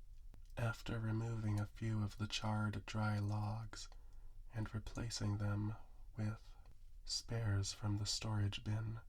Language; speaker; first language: English; native; English